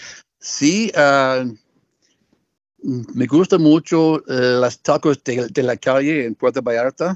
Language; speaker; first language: Spanish; non-native, learner; English